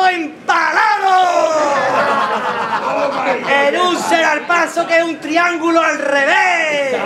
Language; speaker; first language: Spanish; native; Spanish